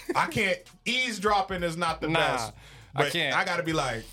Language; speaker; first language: English; early bilingual, other home language; Spanish